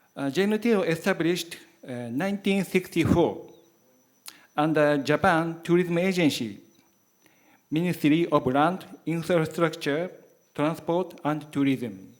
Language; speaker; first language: English; non-native, learner; Japanese